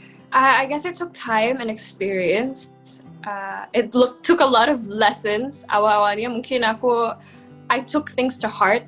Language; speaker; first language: English; early bilingual, heritage; English